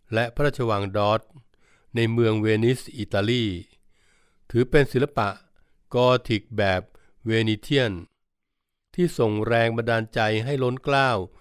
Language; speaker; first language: Thai; native; Thai